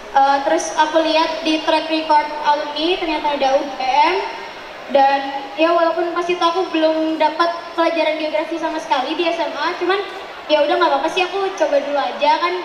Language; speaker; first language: Indonesian; native; Indonesian